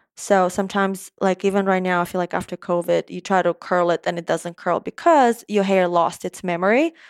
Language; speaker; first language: English; non-native, fluent; Romanian